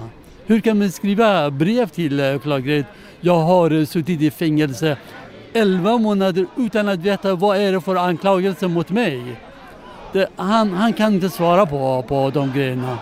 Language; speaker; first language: Swedish; non-native, learner; Persian